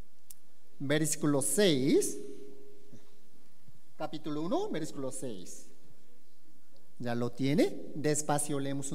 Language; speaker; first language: Spanish; non-native, learner; Korean